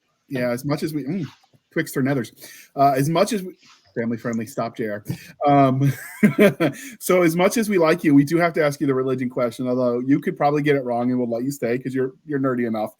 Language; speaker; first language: English; native; English